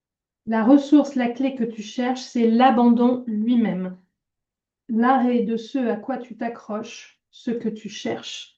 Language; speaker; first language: French; native; French